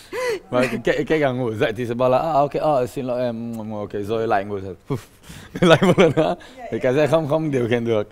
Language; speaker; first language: Vietnamese; non-native, fluent; Romanian